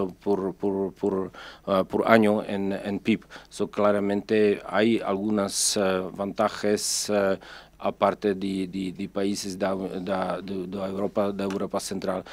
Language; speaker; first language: Spanish; non-native, fluent; Czech